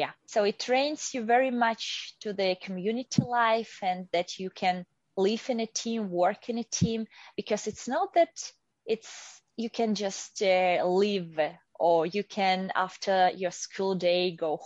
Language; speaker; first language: English; non-native, fluent; Russian